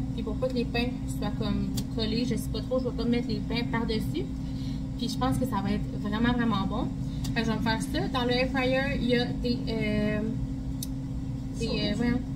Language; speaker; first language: French; native; French